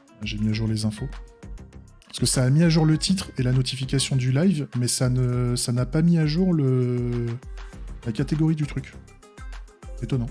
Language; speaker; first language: French; native; French